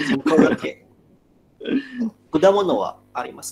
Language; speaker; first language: Japanese; non-native, learner; Indonesian